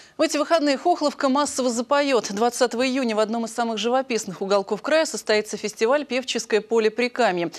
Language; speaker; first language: Russian; native; Russian